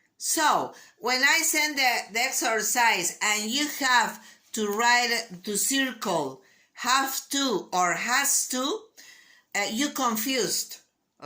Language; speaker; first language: English; non-native, learner; Spanish